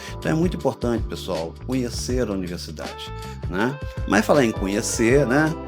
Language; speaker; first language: Portuguese; native; Portuguese